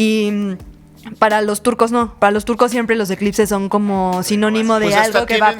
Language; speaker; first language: Spanish; native; Spanish